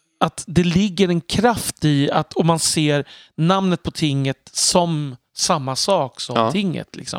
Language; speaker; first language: Swedish; native; Swedish